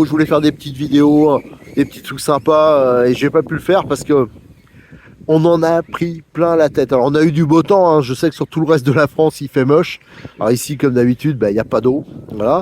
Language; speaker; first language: French; native; French